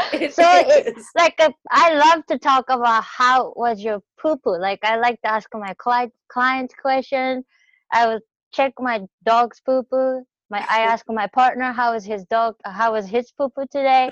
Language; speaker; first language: English; non-native, fluent; Japanese